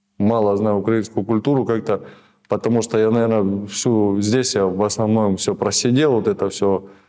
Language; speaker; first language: Russian; native; Russian